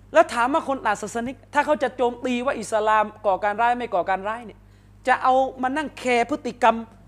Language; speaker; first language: Thai; native; Thai